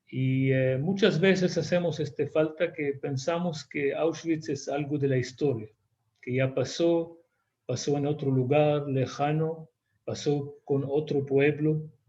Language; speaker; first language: Spanish; non-native, fluent; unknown